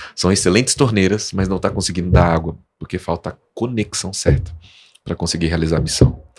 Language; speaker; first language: Portuguese; native; Portuguese